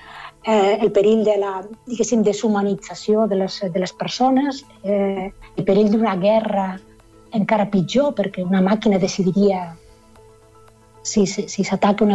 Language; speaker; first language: Catalan; native; Catalan